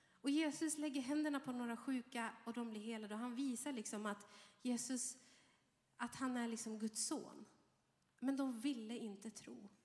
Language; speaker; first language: Swedish; early bilingual, other home language; Arabic